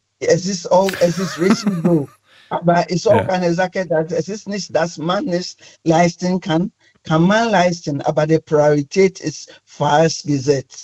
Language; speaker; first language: German; non-native, fluent; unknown